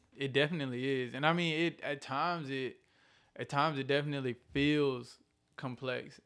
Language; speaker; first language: English; native; English